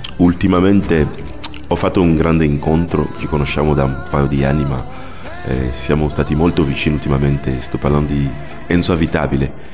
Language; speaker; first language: Italian; non-native, fluent; Ewe